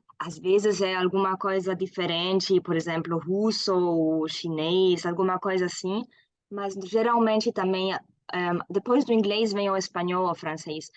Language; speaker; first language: Portuguese; non-native, fluent; German